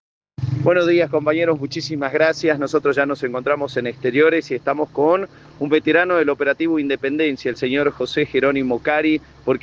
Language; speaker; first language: Spanish; native; Spanish